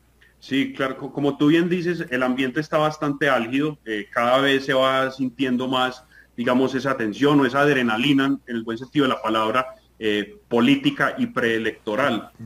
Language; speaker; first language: Spanish; native; Spanish